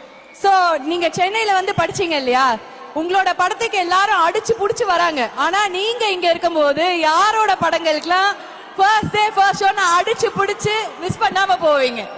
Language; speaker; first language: Tamil; native; Tamil